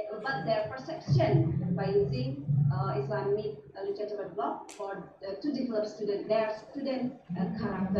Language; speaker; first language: English; non-native, learner; Indonesian